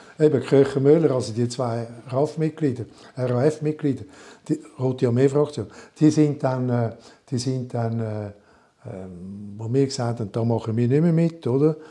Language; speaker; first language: German; non-native, local second language; French